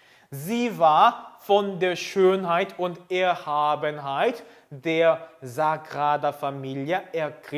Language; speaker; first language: German; non-native, fluent; Korean